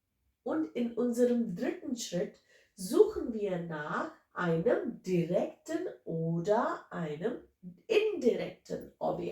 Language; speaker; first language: German; non-native, fluent; English